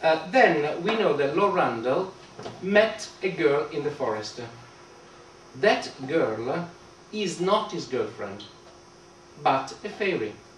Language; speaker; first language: English; non-native, fluent; Italian